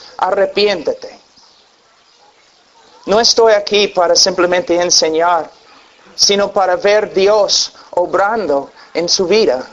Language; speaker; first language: Spanish; non-native, fluent; English